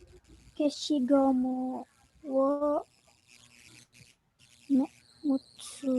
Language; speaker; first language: Japanese; non-native, learner; Filipino